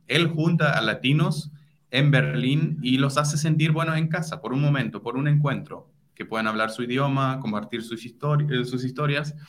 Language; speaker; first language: Spanish; non-native, fluent; German